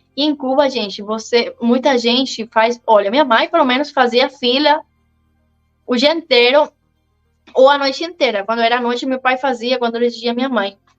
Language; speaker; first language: Portuguese; non-native, fluent; Spanish